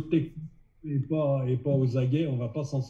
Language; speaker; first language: French; native; French